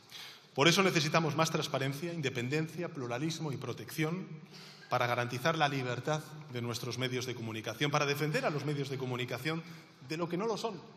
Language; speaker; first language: Spanish; native; Spanish